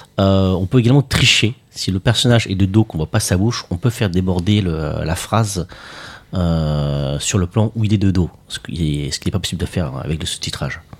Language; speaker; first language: French; native; French